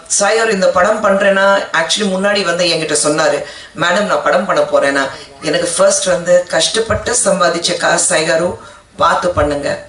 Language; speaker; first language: Tamil; non-native, fluent; Hindi